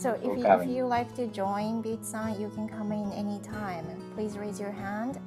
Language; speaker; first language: English; non-native, fluent; Japanese